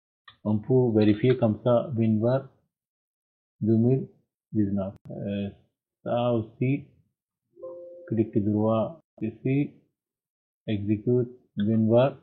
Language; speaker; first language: French; non-native, learner; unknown